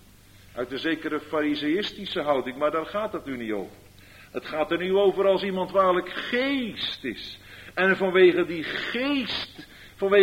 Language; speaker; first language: Dutch; native; Dutch